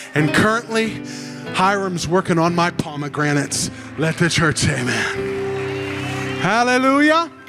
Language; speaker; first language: English; native; English